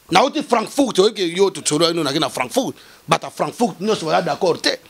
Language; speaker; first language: French; non-native, local second language; Lingala